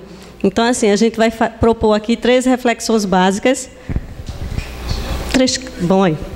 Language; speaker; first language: Portuguese; native; Portuguese